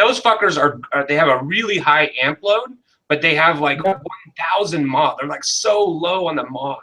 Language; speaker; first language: English; native; English